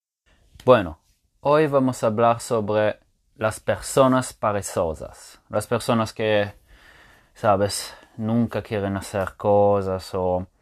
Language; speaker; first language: Spanish; non-native, fluent; Italian